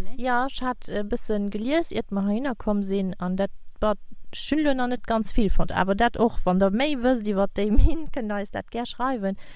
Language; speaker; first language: Luxembourgish; early bilingual, heritage; Luxembourgish